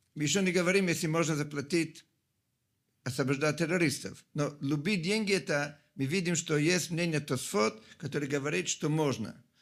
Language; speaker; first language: Russian; non-native, fluent; Italian